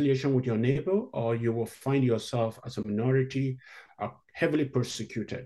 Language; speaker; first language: English; non-native, local second language; Hausa